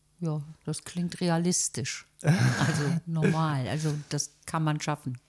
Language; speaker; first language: German; native; German